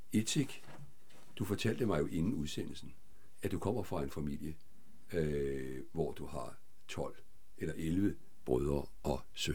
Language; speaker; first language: Danish; native; Danish